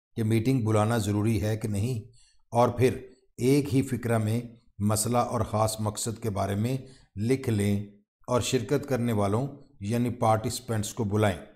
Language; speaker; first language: Urdu; non-native, local second language; Punjabi